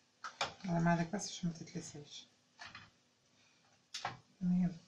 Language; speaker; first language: Arabic; native; Arabic